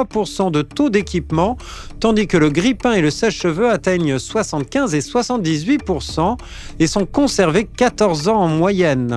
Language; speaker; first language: French; native; French